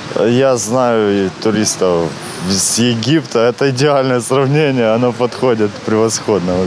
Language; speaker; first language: Russian; native; Russian